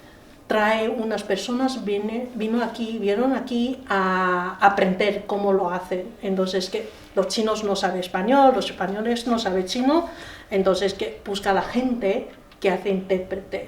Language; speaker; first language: Spanish; non-native, learner; Chinese